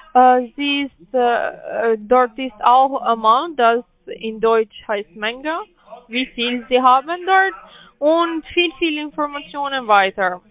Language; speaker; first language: German; non-native, learner; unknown